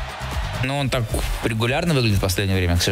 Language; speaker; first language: Russian; native; Russian